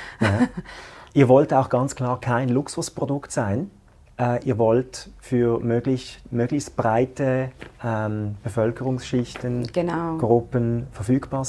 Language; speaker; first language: German; native; German